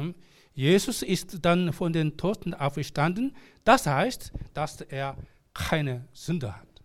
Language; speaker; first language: German; non-native, learner; Korean